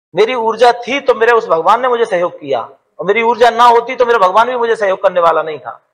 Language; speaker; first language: Hindi; native; Hindi